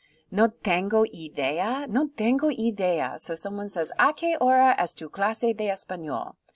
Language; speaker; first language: Spanish; non-native, fluent; English